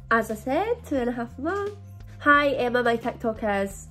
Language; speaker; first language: English; native; English